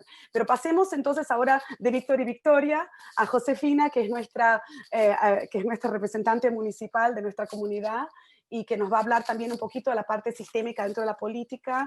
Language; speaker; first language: Spanish; native; Spanish